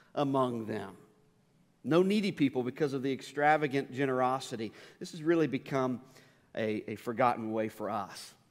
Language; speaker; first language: English; native; English